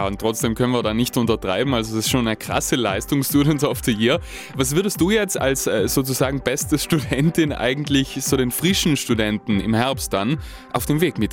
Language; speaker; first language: German; native; German